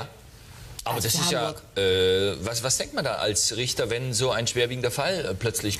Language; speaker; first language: German; native; German